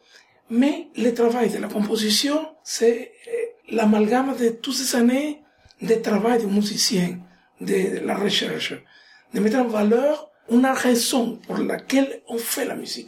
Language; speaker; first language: French; non-native, fluent; Spanish